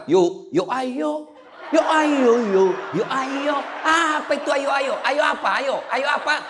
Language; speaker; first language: Indonesian; native; Indonesian